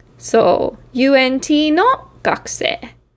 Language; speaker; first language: Japanese; non-native, fluent; English